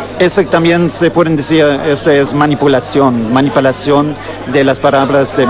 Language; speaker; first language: Spanish; non-native, fluent; German